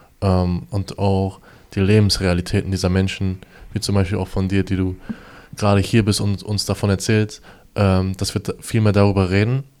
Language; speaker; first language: German; native; German